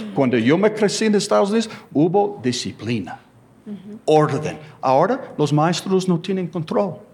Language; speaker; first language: Spanish; early bilingual, other home language; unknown